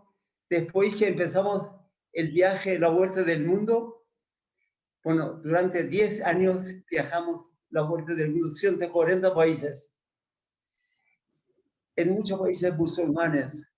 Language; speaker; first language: Spanish; non-native, learner; Persian